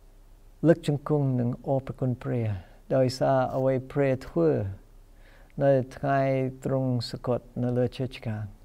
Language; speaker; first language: Khmer; non-native, fluent; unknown